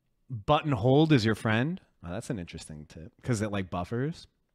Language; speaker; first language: English; native; English